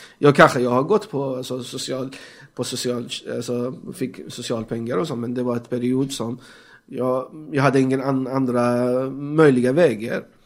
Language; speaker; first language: Swedish; non-native, fluent; Persian